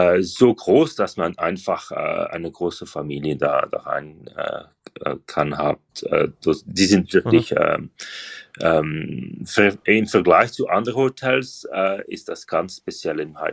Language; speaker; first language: German; non-native, learner; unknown